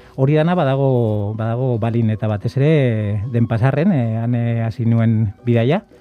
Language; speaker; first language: Basque; native; Basque